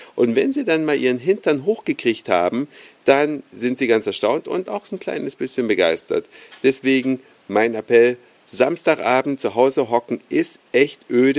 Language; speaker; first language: German; native; German